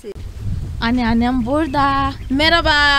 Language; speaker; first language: Turkish; non-native, fluent; Portuguese